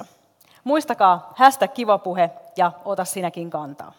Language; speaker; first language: Finnish; native; Finnish